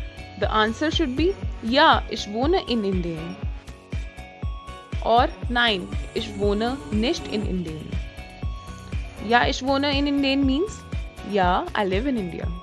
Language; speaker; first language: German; non-native, fluent; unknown